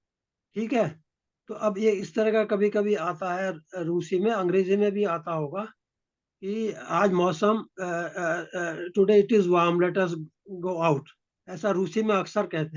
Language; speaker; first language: Hindi; native; Hindi